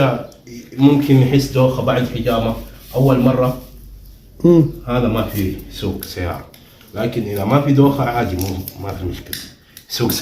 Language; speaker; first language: Arabic; non-native, learner; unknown